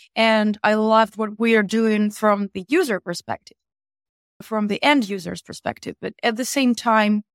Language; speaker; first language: English; non-native, fluent; Ukrainian